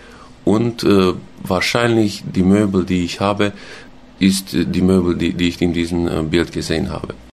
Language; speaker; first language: German; non-native, local second language; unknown